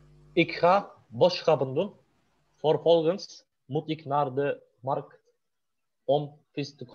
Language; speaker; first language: Dutch; non-native, learner; Turkish